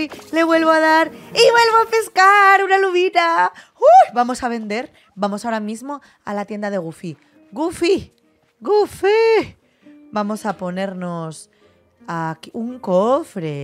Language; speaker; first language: Spanish; native; Spanish